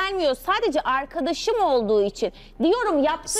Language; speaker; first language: Turkish; native; Turkish